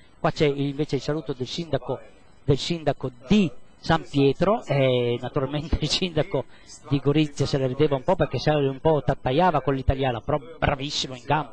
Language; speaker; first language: Italian; native; Italian